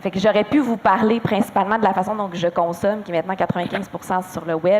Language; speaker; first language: French; native; French